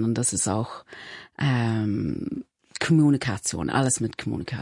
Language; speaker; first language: German; non-native, learner; English